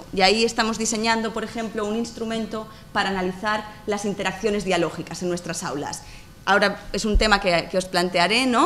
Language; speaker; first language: Spanish; native; Spanish